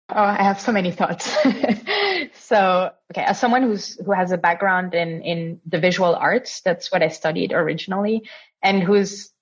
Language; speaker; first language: English; non-native, fluent; Italian